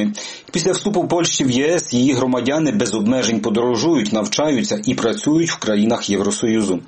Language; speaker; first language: Ukrainian; native; Ukrainian